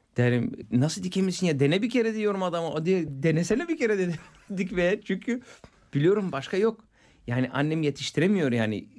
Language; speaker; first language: Turkish; non-native, fluent; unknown